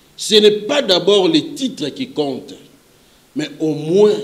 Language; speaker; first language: French; non-native, local second language; Lingala